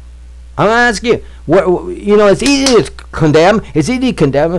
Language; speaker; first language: English; native; English